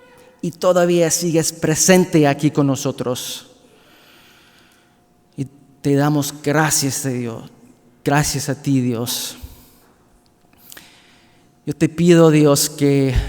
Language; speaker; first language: Spanish; non-native, fluent; English